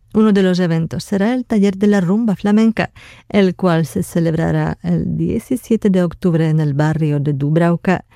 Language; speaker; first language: Spanish; non-native, fluent; Slovak